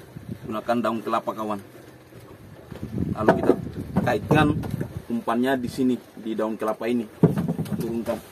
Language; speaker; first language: Indonesian; native; Indonesian